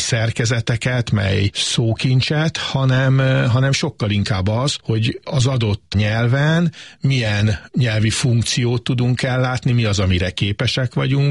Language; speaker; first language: Hungarian; native; Hungarian